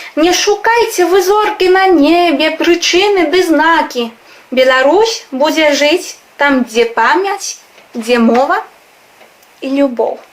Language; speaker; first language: Belarusian; non-native, fluent; Spanish